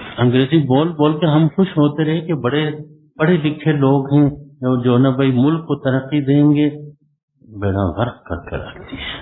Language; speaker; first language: Urdu; non-native, local second language; Khowar